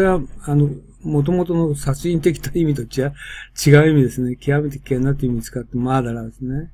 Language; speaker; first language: Japanese; native; Japanese